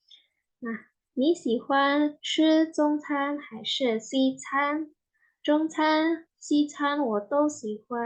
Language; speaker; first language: Chinese; non-native, fluent; Indonesian